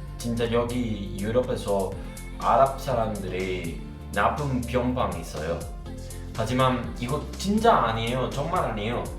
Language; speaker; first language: Korean; non-native, learner; Spanish